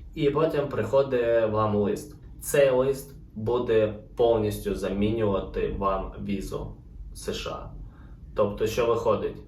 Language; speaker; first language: Ukrainian; non-native, local second language; Russian